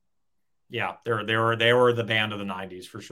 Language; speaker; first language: English; native; English